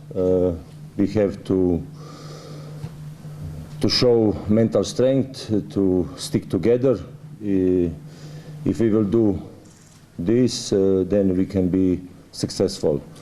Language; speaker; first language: English; non-native, fluent; Croatian